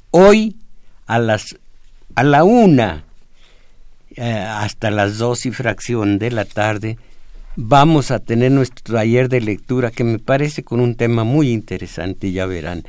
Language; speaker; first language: Spanish; native; Spanish